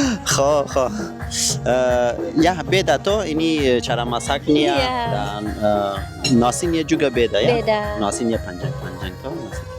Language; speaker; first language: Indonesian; non-native, learner; Persian